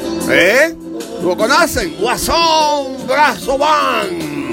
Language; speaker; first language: Spanish; early bilingual, heritage; Spanish